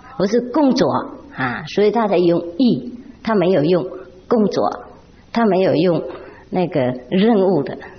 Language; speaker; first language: Chinese; non-native, fluent; Vietnamese